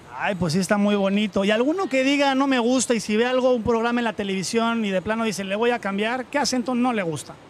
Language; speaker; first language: Spanish; native; Spanish